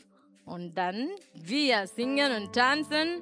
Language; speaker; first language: German; non-native, learner; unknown